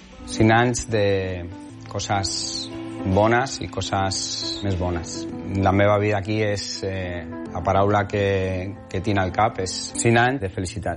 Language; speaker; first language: Catalan; non-native, local second language; Spanish